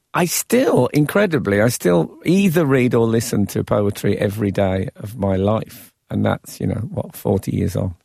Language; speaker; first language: English; native; English